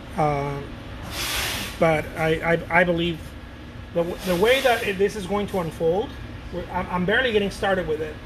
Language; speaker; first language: English; non-native, fluent; Spanish